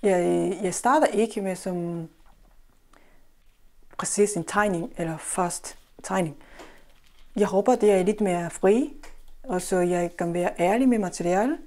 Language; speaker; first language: Danish; non-native, fluent; Japanese